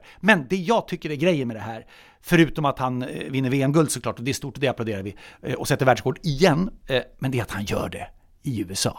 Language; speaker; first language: Swedish; native; Swedish